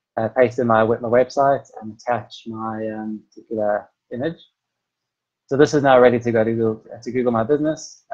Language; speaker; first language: English; native; English